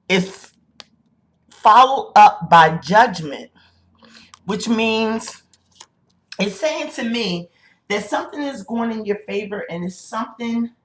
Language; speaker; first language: English; native; English